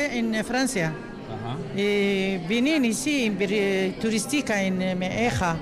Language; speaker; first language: Spanish; non-native, learner; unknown